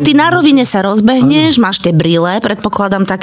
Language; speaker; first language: Slovak; native; Slovak